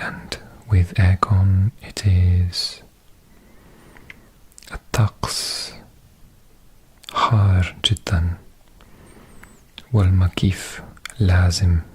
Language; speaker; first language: Arabic; non-native, learner; English